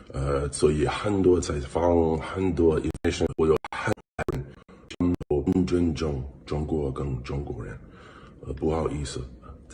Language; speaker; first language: Chinese; non-native, learner; English